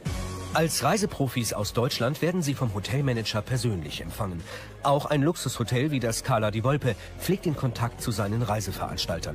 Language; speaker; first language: German; native; German